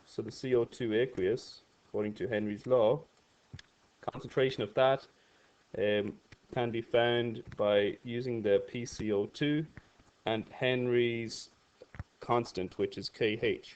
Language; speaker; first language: English; native; English